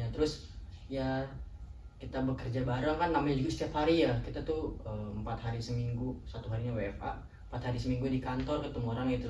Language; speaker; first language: Indonesian; native; Indonesian